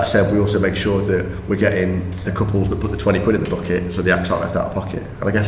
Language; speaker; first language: English; native; English